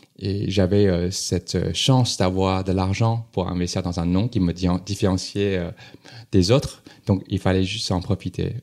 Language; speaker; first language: French; non-native, fluent; Chinese